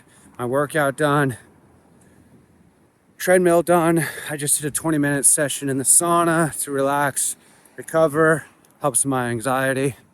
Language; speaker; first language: English; native; English